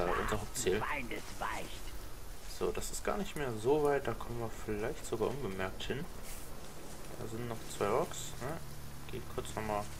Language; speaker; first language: German; native; German